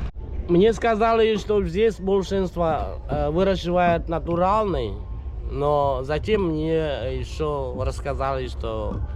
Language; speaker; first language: Russian; non-native, fluent; Khmer